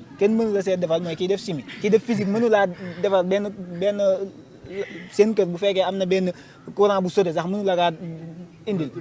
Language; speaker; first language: Wolof; non-native, local second language; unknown